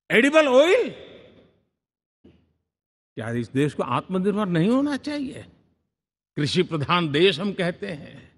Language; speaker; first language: Hindi; non-native, local second language; Gujarati